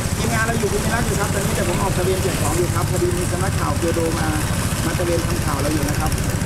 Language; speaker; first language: Thai; native; Thai